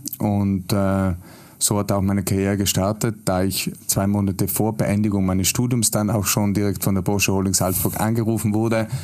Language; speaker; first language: German; native; German